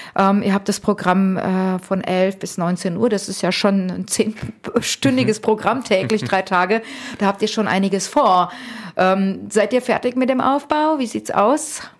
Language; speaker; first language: German; native; German